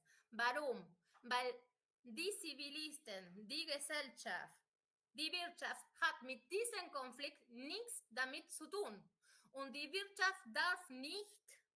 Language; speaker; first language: German; non-native, fluent; Spanish